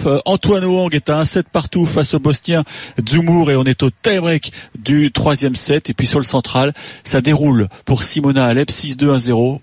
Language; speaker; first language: French; native; French